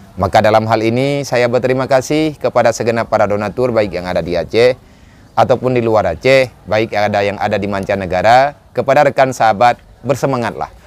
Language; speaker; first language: Indonesian; non-native, local second language; Achinese